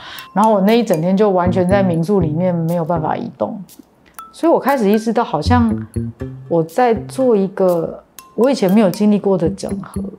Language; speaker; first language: Chinese; native; Chinese